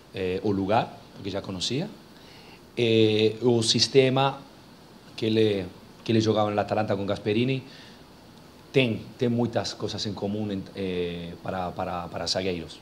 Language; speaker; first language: Portuguese; non-native, fluent; Spanish